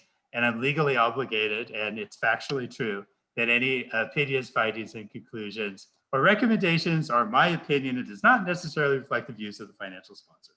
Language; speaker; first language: English; native; English